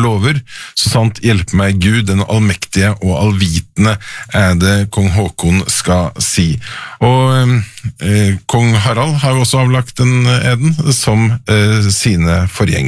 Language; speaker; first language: Norwegian; native; Norwegian